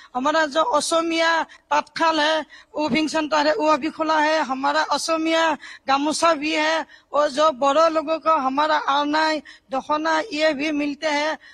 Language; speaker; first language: Hindi; non-native, local second language; Assamese